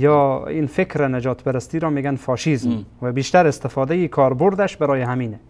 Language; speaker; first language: Persian; native; Persian